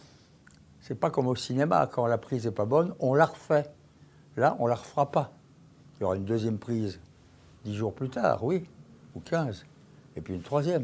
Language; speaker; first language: French; native; French